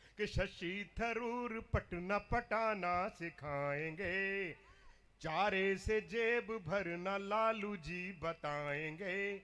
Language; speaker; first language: Hindi; non-native, local second language; Punjabi